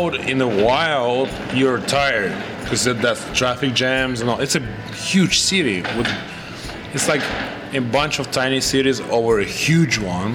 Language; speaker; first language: English; non-native, fluent; Russian